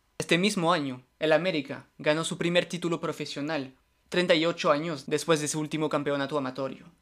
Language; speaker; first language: Spanish; non-native, fluent; French